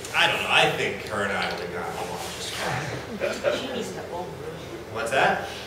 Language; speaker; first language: English; native; English